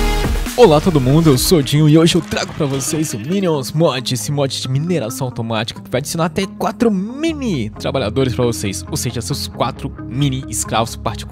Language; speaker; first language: Portuguese; native; Portuguese